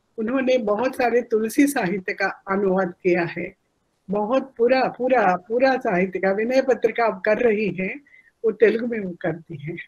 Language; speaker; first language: Hindi; non-native, local second language; Telugu